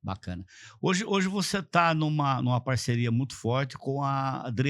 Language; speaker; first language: Portuguese; native; Portuguese